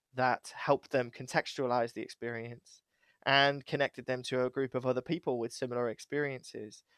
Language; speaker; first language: English; native; English